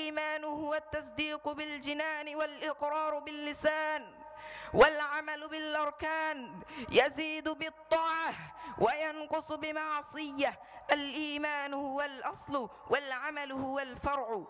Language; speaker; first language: Arabic; non-native, learner; Bangla